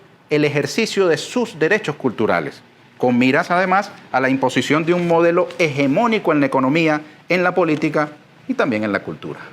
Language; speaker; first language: Spanish; native; Spanish